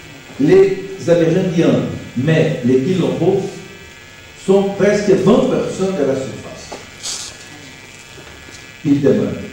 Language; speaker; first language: French; non-native, learner; Portuguese